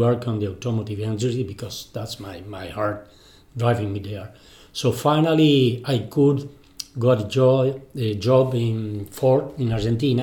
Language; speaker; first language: English; non-native, fluent; Spanish